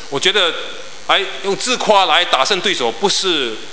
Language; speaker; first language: Chinese; native; Chinese